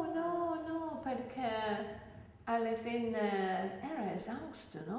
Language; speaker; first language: Italian; non-native, fluent; English